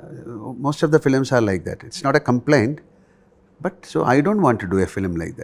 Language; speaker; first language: English; non-native, local second language; Malayalam